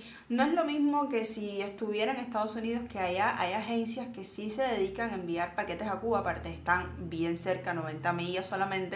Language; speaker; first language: Spanish; native; Spanish